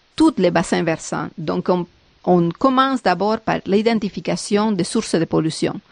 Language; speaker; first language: French; non-native, fluent; Spanish